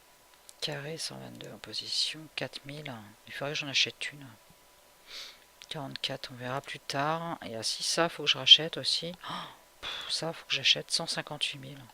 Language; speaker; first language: French; native; French